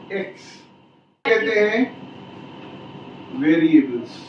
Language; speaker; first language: Hindi; native; Hindi